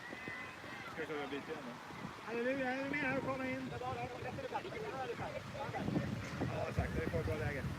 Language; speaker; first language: Swedish; native; Swedish